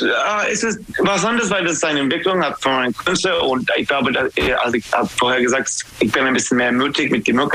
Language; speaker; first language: German; non-native, learner; English